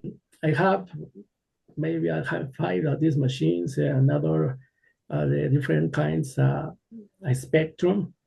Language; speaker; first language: English; non-native, learner; Spanish